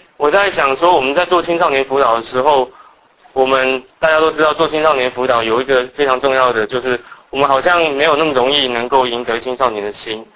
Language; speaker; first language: Chinese; early bilingual, other home language; Cantonese